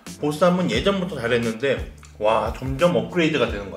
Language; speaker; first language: Korean; native; Korean